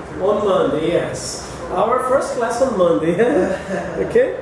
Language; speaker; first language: English; non-native, fluent; Portuguese